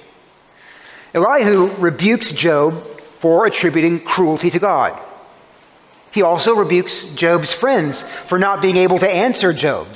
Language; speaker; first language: English; native; English